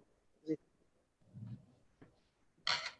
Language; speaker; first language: Hindi; non-native, local second language; Manipuri